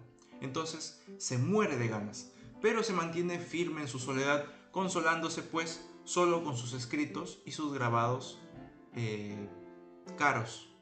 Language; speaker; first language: Spanish; native; Spanish